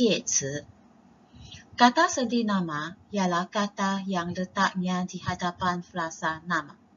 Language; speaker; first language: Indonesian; non-native, local second language; Chinese